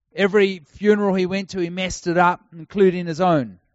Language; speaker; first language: English; native; English